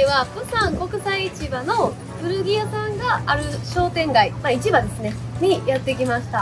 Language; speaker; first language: Japanese; native; Japanese